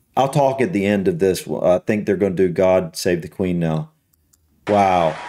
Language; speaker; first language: English; native; English